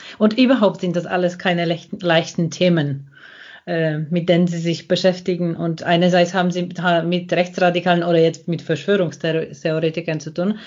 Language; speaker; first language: German; non-native, fluent; Polish